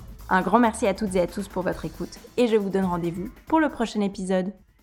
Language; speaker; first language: French; native; French